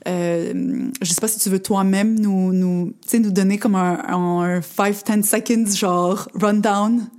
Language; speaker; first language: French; native; French